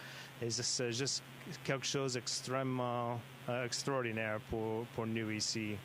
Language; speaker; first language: French; non-native, local second language; English